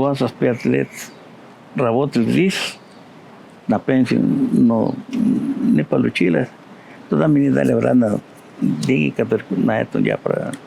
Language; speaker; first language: Russian; non-native, learner; Spanish